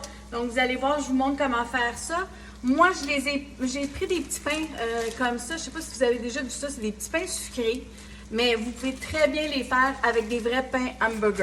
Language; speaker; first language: French; native; French